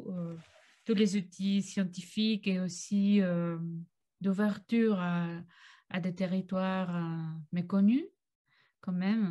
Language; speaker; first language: French; non-native, fluent; Catalan